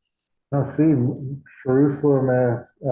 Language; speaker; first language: Spanish; non-native, learner; English